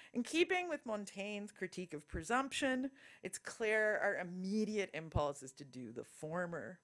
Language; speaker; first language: English; native; English